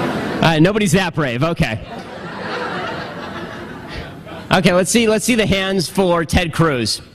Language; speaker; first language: English; native; English